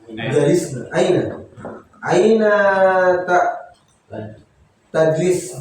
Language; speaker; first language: Arabic; non-native, learner; Indonesian